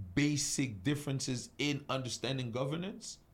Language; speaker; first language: English; non-native, local second language; French